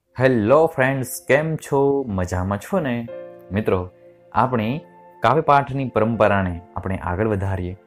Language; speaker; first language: Gujarati; native; Gujarati